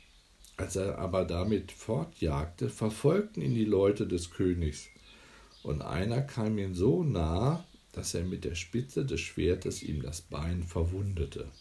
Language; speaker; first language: German; native; German